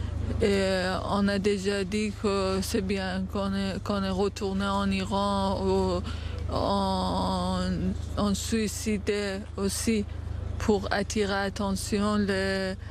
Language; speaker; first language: French; non-native, fluent; Persian